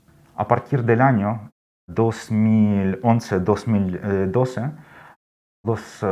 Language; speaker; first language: Spanish; non-native, fluent; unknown